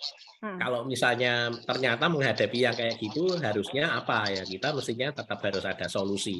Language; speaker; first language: Malay; native; Malay